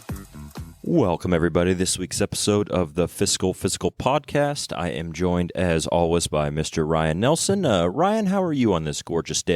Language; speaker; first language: English; native; English